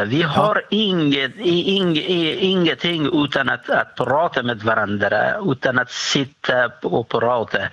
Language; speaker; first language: Swedish; non-native, fluent; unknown